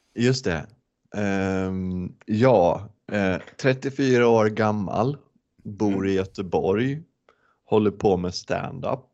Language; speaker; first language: Swedish; native; Swedish